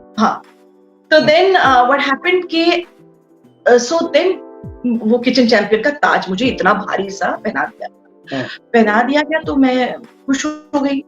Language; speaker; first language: Hindi; non-native, local second language; Bangla